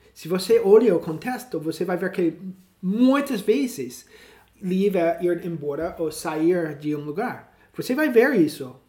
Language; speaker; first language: Portuguese; non-native, learner; English